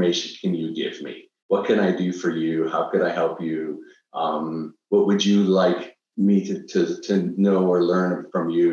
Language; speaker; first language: English; native; English